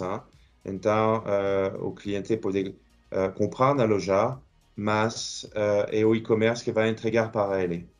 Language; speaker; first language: Portuguese; non-native, fluent; French